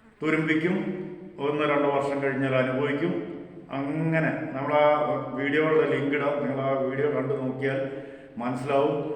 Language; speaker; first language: Malayalam; native; Malayalam